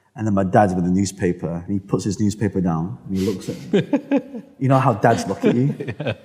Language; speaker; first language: English; native; English